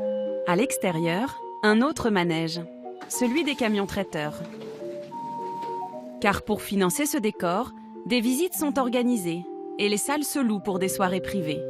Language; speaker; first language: French; native; French